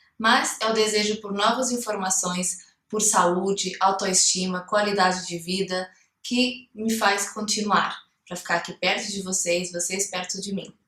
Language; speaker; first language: Portuguese; native; Portuguese